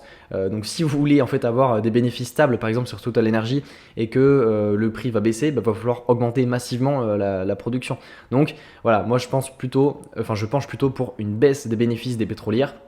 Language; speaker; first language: French; native; French